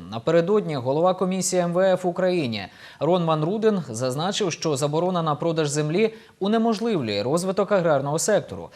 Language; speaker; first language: Ukrainian; native; Ukrainian